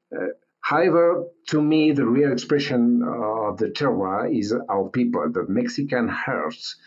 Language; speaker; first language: English; non-native, learner; French